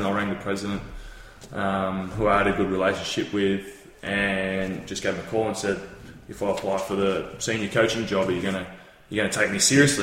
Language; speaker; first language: English; native; English